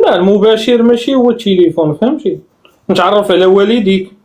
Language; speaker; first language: Arabic; native; Arabic